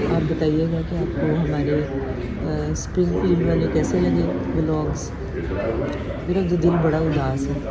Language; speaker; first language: Urdu; native; Urdu